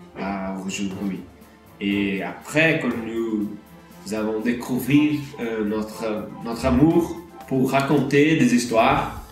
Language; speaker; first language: French; non-native, learner; Portuguese